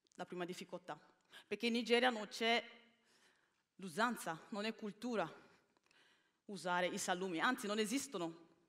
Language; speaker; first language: Italian; early bilingual, other home language; Bini